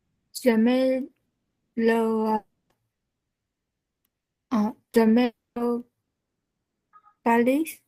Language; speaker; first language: French; non-native, learner; Vietnamese